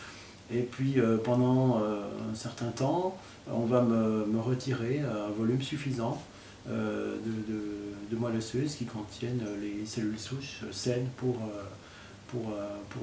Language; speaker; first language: French; native; French